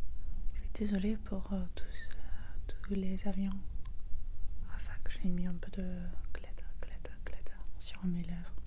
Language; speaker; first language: French; non-native, learner; English